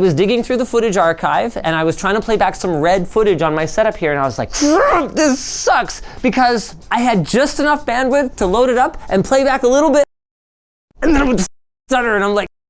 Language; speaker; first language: English; native; English